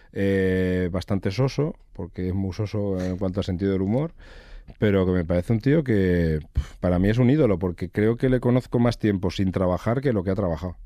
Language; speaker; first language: Spanish; native; Spanish